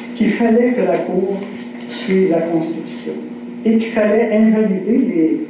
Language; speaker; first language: French; native; French